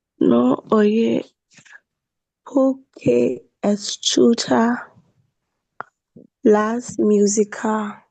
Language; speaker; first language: Spanish; non-native, learner; English